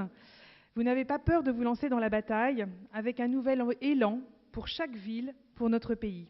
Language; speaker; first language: French; native; French